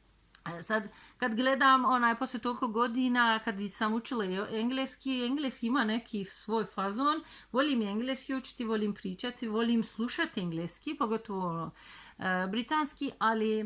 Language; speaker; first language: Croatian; non-native, fluent; Turkish